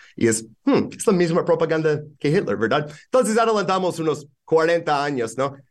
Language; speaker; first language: Spanish; non-native, fluent; English